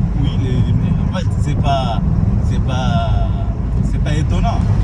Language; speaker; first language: French; non-native, local second language; Comorian